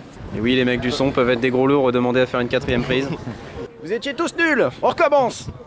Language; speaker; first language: French; native; French